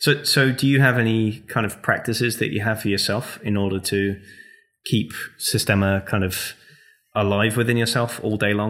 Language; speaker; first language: English; native; English